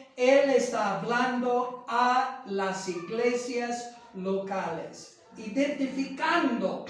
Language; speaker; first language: Spanish; non-native, fluent; English